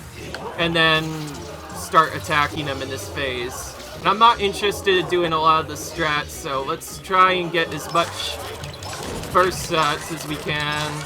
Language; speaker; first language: English; native; English